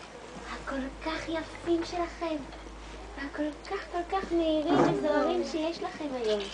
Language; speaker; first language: Hebrew; native; Hebrew